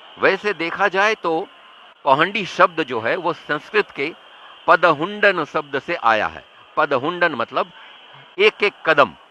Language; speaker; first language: Hindi; non-native, local second language; Odia